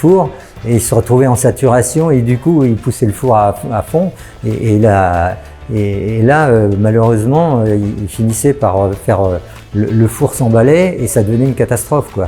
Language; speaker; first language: French; native; French